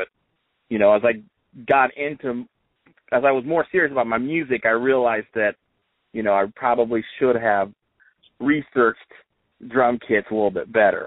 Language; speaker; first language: English; native; English